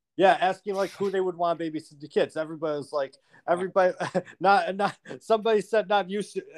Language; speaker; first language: English; native; English